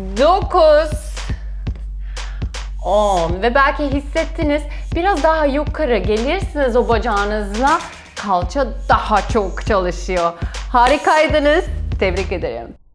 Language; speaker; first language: Turkish; non-native, fluent; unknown